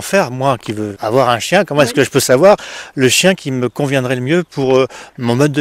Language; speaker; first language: French; native; French